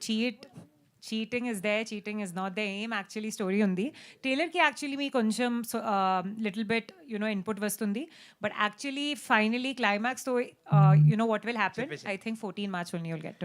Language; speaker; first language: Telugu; non-native, learner; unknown